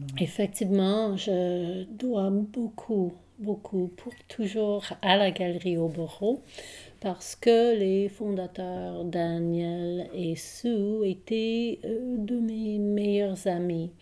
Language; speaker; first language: French; non-native, local second language; English